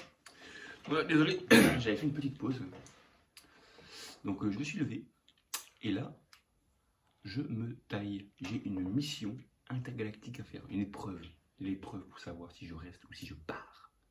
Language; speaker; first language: French; native; French